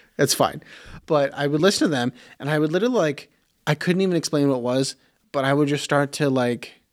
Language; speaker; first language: English; early bilingual, other home language; Plautdietsch